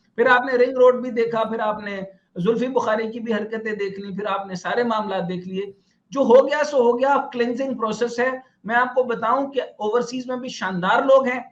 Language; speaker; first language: Urdu; non-native, local second language; Punjabi